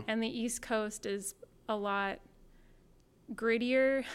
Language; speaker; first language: English; native; English